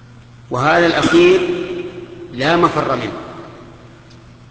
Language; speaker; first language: Arabic; native; Arabic